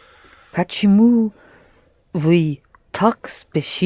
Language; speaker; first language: Russian; non-native, learner; English